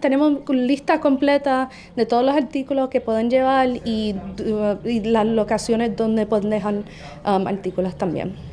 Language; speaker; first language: Spanish; early bilingual, heritage; Spanish